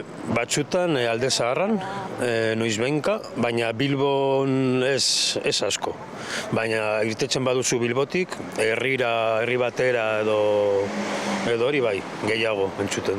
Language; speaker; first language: Basque; non-native, local second language; Spanish